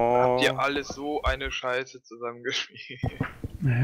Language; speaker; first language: German; native; German